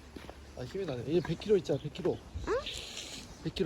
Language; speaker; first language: Korean; native; Korean